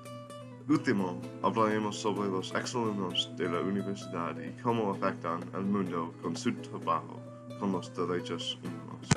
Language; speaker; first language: Spanish; non-native, learner; English